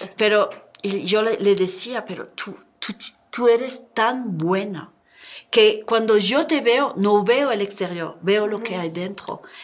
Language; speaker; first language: Spanish; non-native, learner; French